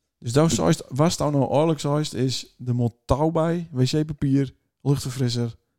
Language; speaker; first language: Dutch; native; Dutch